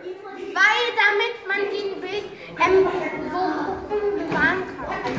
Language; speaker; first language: German; early bilingual, other home language; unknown